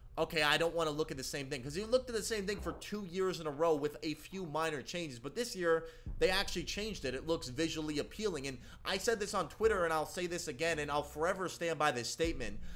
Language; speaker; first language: English; native; English